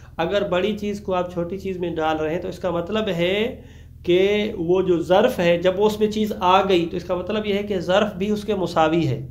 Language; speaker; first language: Urdu; non-native, local second language; Sindhi